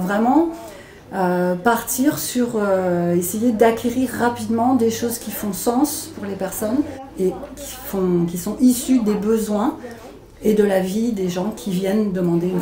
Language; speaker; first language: French; native; French